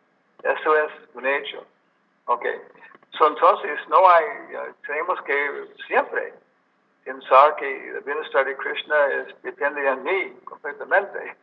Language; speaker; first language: Spanish; non-native, learner; English